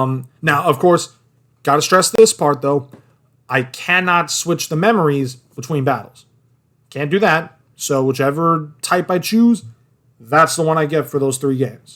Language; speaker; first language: English; native; English